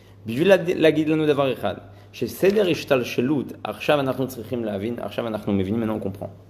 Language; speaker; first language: Hebrew; non-native, fluent; French